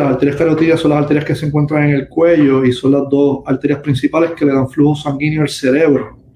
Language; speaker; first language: Spanish; native; Spanish